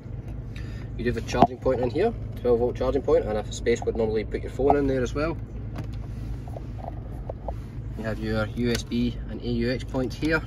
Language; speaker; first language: English; native; English